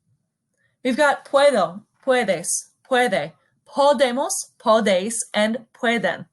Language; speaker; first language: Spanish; non-native, fluent; English